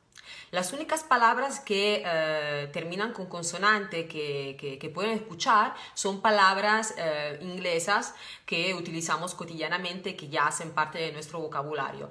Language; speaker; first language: Spanish; non-native, fluent; Italian